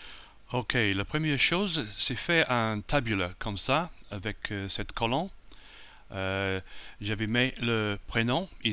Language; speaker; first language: French; non-native, learner; English